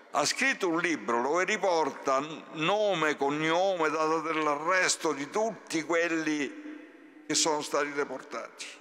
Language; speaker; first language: Italian; native; Italian